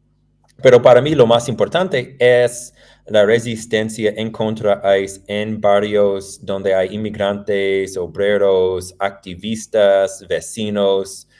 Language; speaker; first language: Spanish; non-native, fluent; English